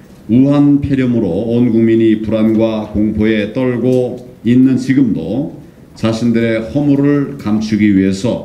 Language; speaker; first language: Korean; native; Korean